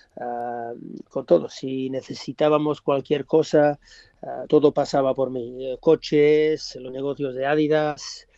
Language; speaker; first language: Spanish; non-native, fluent; English